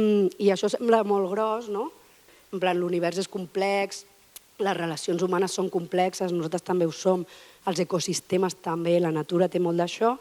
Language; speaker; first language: Catalan; native; Catalan